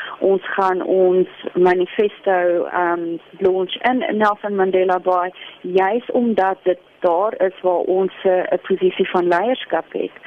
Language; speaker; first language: Afrikaans; non-native, local second language; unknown